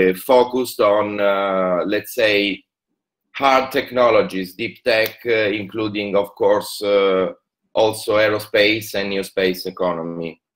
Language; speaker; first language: English; non-native, fluent; Italian